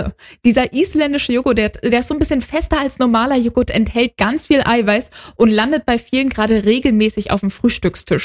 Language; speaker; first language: German; native; German